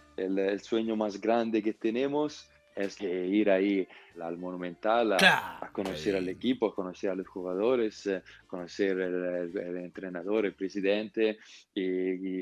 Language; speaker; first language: Spanish; non-native, fluent; Italian